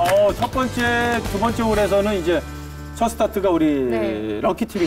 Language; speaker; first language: Korean; native; Korean